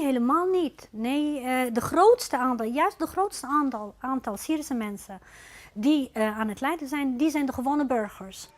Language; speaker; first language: Dutch; non-native, fluent; Arabic